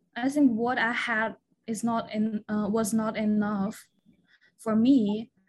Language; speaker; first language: English; non-native, fluent; Chinese